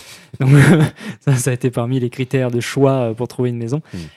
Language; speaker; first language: French; native; French